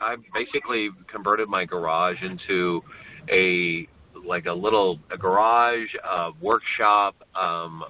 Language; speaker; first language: English; native; English